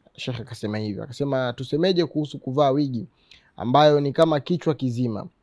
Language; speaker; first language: Swahili; native; Swahili